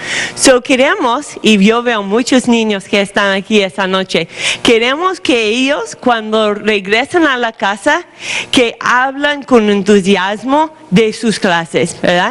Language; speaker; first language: Spanish; non-native, fluent; English